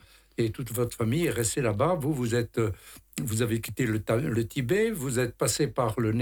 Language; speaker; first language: French; native; French